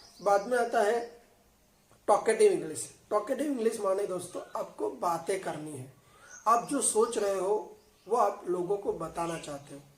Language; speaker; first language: Hindi; non-native, local second language; Gujarati